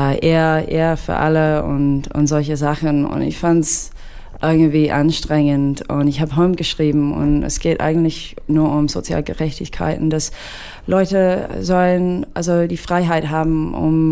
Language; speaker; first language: German; non-native, fluent; English